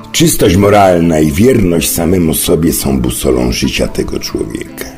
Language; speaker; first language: Polish; native; Polish